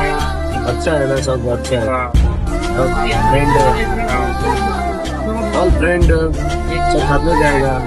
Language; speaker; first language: Hindi; non-native, local second language; Tamil